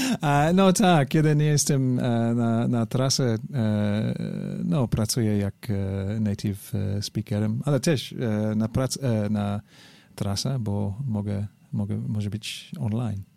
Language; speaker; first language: Polish; non-native, learner; English